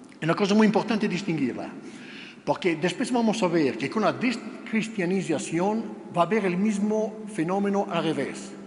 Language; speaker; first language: Spanish; non-native, fluent; Italian